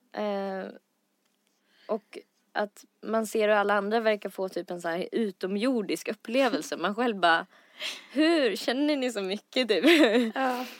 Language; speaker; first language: Swedish; native; Swedish